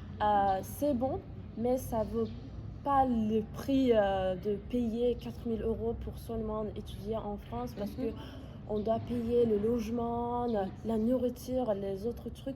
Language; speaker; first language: French; non-native, fluent; Azerbaijani